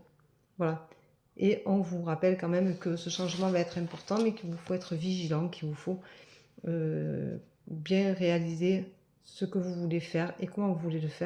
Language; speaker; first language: French; native; French